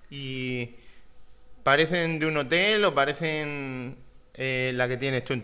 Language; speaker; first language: Spanish; native; Spanish